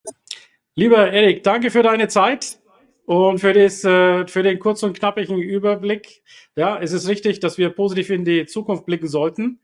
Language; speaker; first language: German; native; German